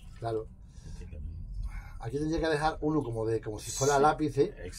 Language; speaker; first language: Spanish; native; Spanish